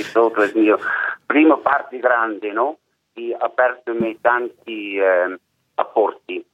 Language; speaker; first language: Italian; non-native, learner; German